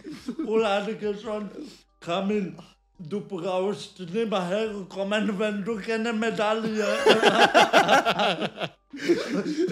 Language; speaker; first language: German; non-native, learner; Polish